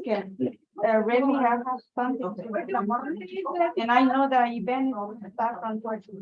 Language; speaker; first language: English; non-native, learner; Spanish